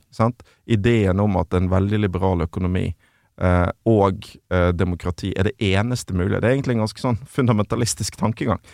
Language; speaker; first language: Norwegian; native; Norwegian